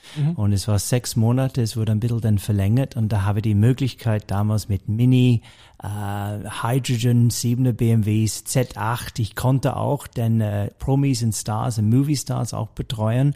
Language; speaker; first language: German; non-native, fluent; English